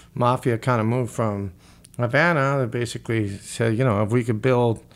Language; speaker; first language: English; early bilingual, other home language; Spanish